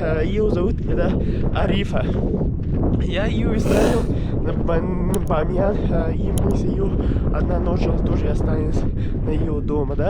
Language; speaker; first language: Russian; non-native, learner; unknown